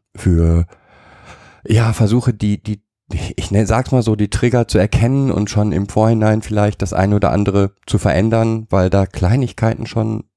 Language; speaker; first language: German; native; German